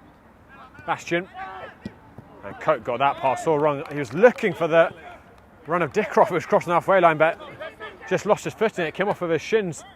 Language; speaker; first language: English; native; English